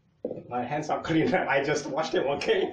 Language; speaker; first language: English; non-native, fluent; Indonesian